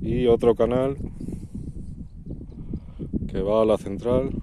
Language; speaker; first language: Spanish; native; Spanish